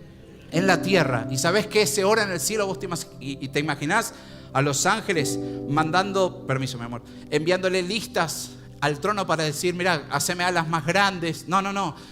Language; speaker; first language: Spanish; native; Spanish